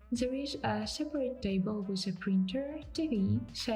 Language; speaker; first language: English; non-native, fluent; Ukrainian